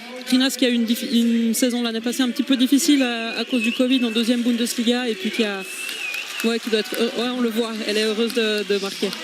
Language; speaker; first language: French; native; French